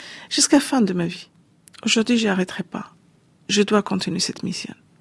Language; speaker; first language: French; non-native, fluent; Arabic